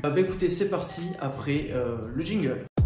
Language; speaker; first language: French; native; French